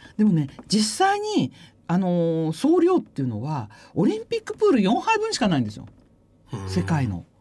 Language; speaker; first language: Japanese; native; Japanese